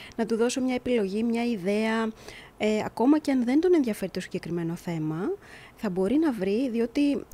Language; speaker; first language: Greek; native; Greek